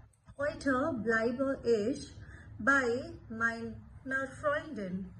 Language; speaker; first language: German; non-native, fluent; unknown